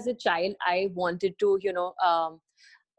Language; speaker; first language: English; non-native, local second language; Hindi